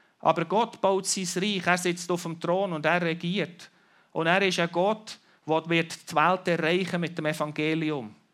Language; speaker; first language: German; native; German